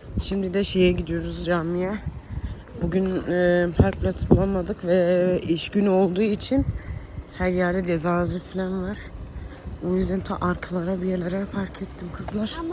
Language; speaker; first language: Turkish; early bilingual, heritage; Turkish